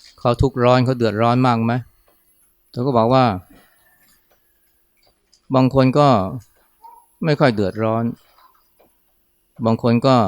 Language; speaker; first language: Thai; native; Thai